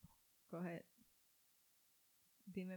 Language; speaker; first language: Spanish; early bilingual, heritage; Spanish